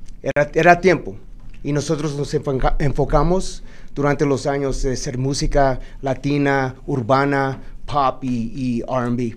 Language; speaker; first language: Spanish; early bilingual, heritage; English